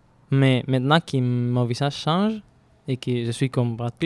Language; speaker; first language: French; non-native, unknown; Spanish